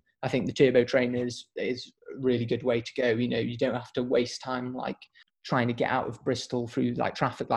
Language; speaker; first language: English; native; English